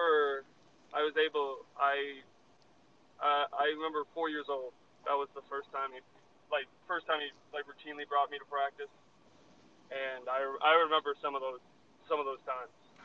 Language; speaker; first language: English; native; English